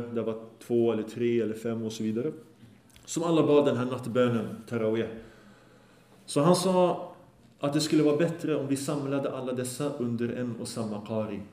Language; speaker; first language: Swedish; early bilingual, other home language; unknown